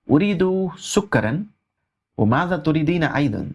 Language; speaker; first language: Arabic; non-native, fluent; Urdu